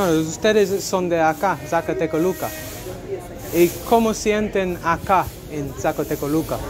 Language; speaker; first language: Spanish; non-native, learner; English